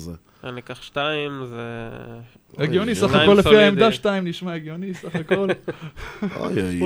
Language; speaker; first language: Hebrew; native; Hebrew